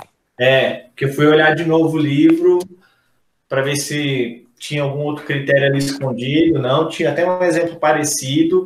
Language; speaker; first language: Portuguese; native; Portuguese